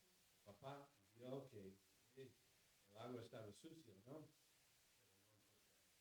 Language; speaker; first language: Spanish; non-native, fluent; English